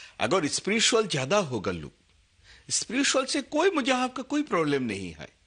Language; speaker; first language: Hindi; non-native, local second language; Assamese